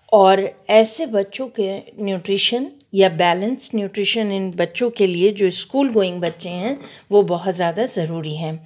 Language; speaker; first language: Hindi; native; Hindi